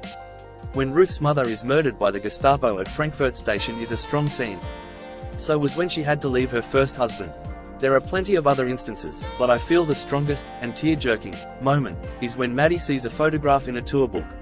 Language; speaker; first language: English; native; English